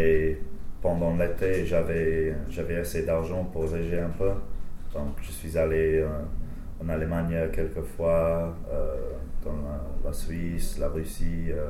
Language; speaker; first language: French; non-native, fluent; English